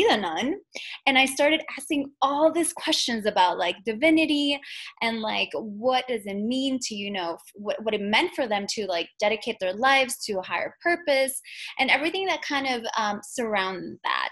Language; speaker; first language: English; native; English